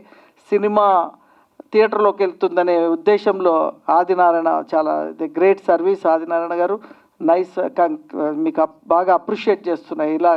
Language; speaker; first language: Telugu; native; Telugu